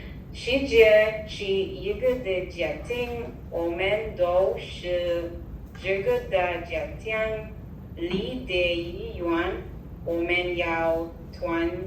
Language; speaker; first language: Chinese; non-native, learner; English